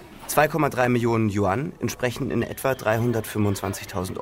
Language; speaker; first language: German; native; German